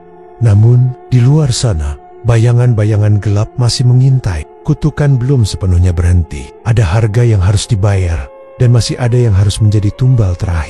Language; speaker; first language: Indonesian; native; Indonesian